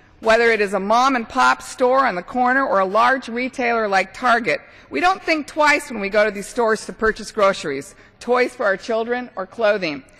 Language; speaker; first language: English; native; English